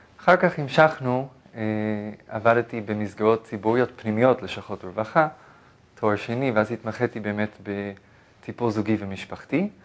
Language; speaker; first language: Hebrew; non-native, fluent; English